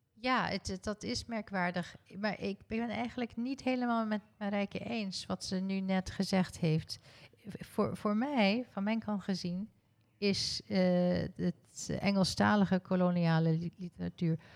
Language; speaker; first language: Dutch; early bilingual, heritage; Dutch